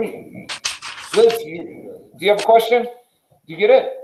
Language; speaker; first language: English; native; English